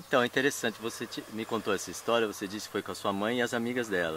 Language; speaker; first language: Portuguese; native; Portuguese